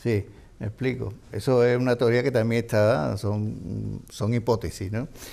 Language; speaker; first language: Spanish; native; Spanish